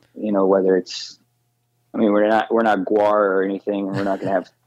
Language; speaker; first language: English; native; English